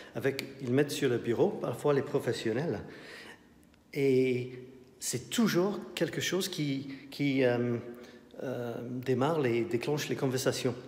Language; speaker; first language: French; non-native, fluent; English